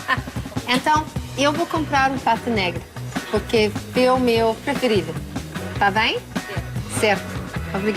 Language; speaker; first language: Portuguese; non-native, learner; French